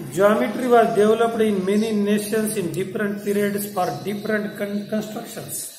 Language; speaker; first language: English; non-native, local second language; Marathi